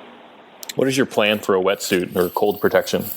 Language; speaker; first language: English; native; English